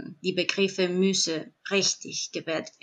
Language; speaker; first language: German; non-native, fluent; Spanish